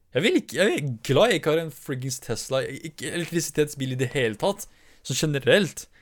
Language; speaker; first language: Norwegian; early bilingual, other home language; Kurdish